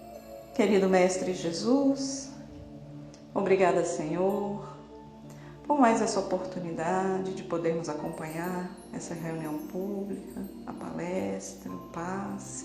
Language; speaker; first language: Portuguese; native; Portuguese